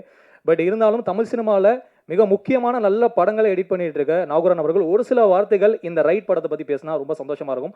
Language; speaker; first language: Tamil; native; Tamil